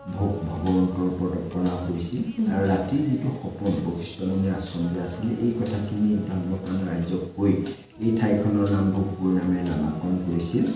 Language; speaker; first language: Assamese; native; Assamese